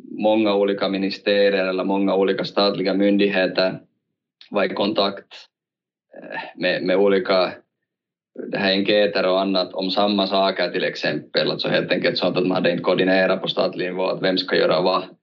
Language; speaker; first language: Swedish; native; Swedish